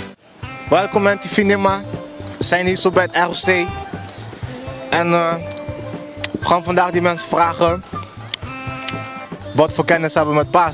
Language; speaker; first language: Dutch; native; Dutch